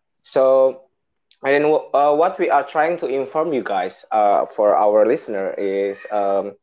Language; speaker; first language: English; non-native, learner; Indonesian